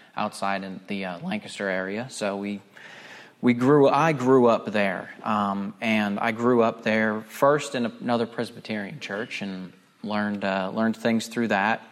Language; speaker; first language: English; native; English